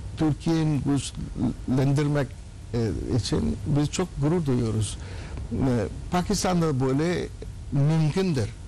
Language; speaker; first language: Turkish; non-native, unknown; Urdu